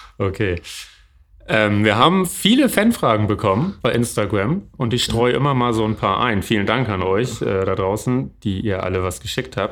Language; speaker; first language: German; native; German